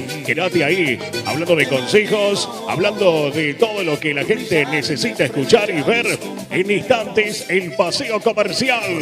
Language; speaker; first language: Spanish; native; Spanish